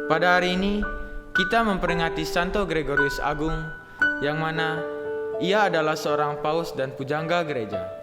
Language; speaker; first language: Indonesian; native; Indonesian